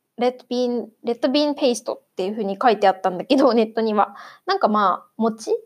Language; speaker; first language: Japanese; native; Japanese